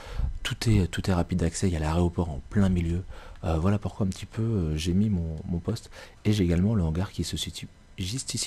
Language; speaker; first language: French; native; French